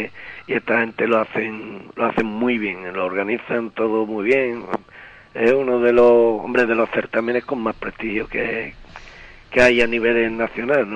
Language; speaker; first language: Spanish; native; Spanish